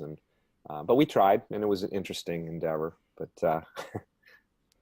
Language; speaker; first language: English; native; English